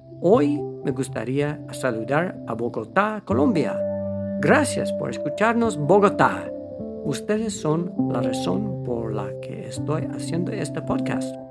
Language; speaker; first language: Spanish; non-native, fluent; English